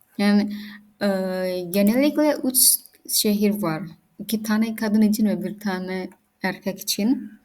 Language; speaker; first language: Turkish; non-native, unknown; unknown